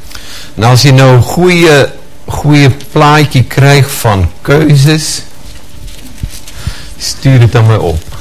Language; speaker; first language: Dutch; non-native, fluent; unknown